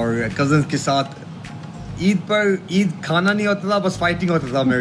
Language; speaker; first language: Hindi; early bilingual, heritage; Hindi